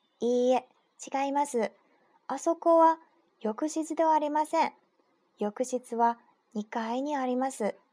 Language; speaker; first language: Japanese; non-native, fluent; Chinese